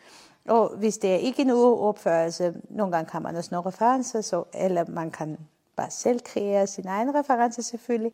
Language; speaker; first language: Danish; non-native, fluent; Armenian